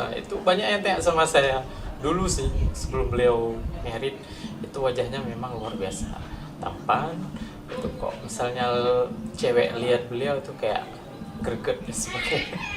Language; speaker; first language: Indonesian; non-native, local second language; Achinese